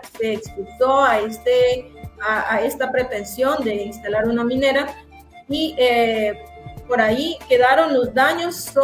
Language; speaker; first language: Spanish; native; Spanish